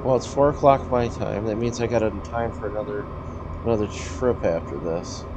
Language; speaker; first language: English; native; English